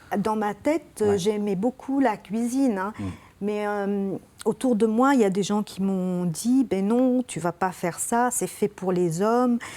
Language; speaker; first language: French; non-native, local second language; Arabic